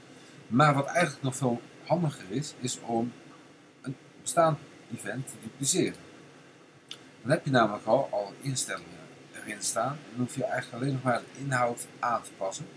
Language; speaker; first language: Dutch; native; Dutch